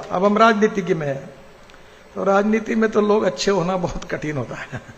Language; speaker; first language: Hindi; non-native, local second language; Marathi